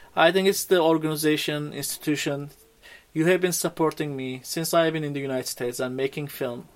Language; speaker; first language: English; non-native, fluent; Turkish